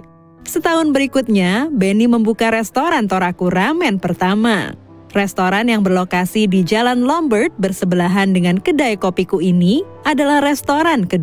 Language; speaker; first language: Indonesian; native; Indonesian